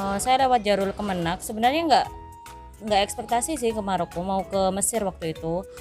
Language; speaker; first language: Indonesian; native; Indonesian